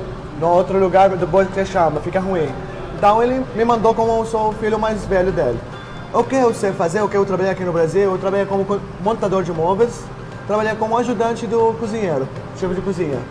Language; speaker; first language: Portuguese; non-native, fluent; Arabic